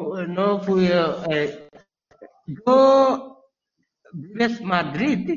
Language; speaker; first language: Spanish; non-native, learner; Bangla